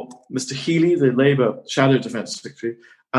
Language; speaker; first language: English; native; English